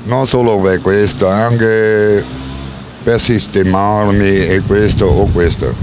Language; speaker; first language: Italian; non-native, learner; German